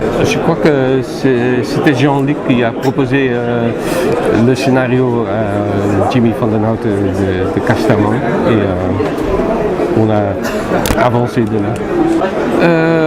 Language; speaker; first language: French; non-native, fluent; Dutch